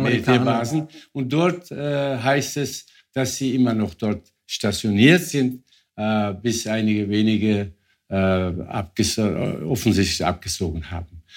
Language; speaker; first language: German; non-native, fluent; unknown